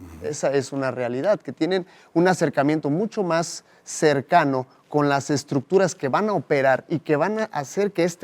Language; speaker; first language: Spanish; native; Spanish